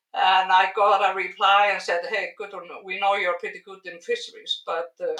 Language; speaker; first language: English; non-native, fluent; Icelandic